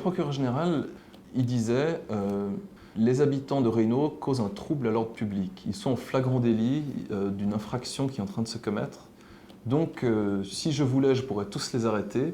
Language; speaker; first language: French; native; French